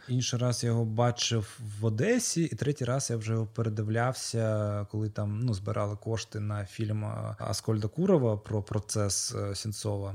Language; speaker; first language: Ukrainian; non-native, local second language; Russian